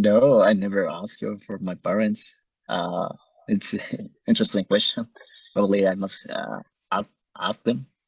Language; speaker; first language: English; non-native, learner; Spanish